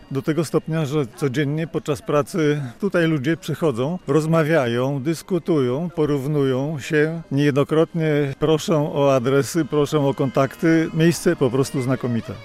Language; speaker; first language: Polish; native; Polish